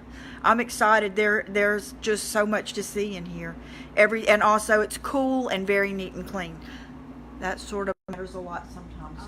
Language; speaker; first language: English; native; English